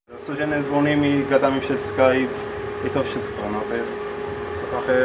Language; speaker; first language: Polish; non-native, learner; Arabic